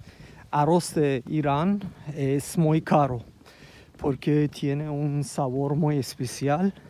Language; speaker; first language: Spanish; non-native, learner; Persian